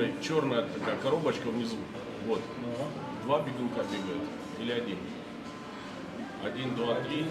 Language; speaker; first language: Russian; native; Russian